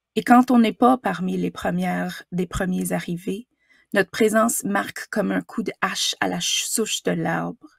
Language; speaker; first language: French; native; French